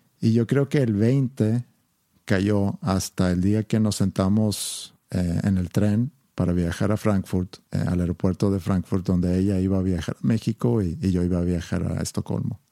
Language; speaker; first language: Spanish; non-native, fluent; Swedish